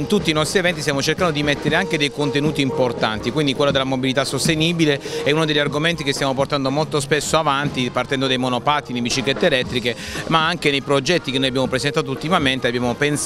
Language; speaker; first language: Italian; native; Italian